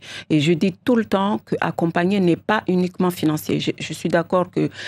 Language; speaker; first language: French; non-native, local second language; Comorian